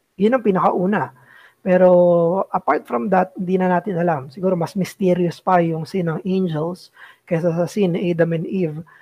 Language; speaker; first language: Filipino; native; Filipino